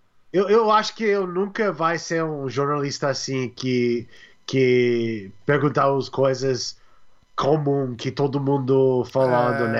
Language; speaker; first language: Portuguese; non-native, learner; English